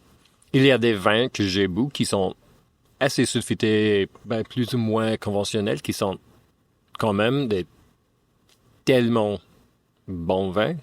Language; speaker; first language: French; non-native, fluent; English